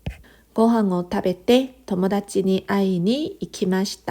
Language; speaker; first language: Japanese; non-native, fluent; Korean